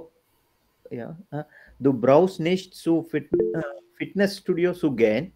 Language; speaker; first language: German; non-native, learner; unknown